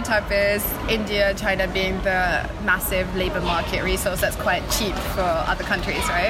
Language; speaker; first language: English; early bilingual, other home language; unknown